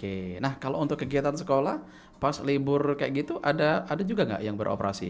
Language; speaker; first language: Indonesian; native; Indonesian